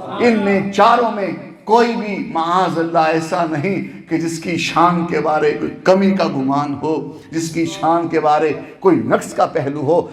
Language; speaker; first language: Urdu; non-native, local second language; Punjabi